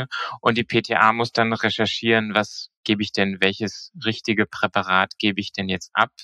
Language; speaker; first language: German; native; German